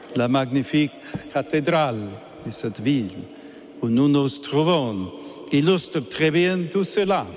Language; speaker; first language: French; non-native, fluent; English